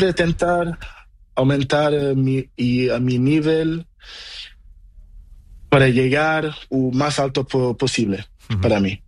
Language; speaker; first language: Spanish; non-native, learner; Portuguese